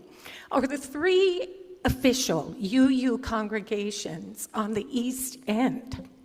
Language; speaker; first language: English; native; English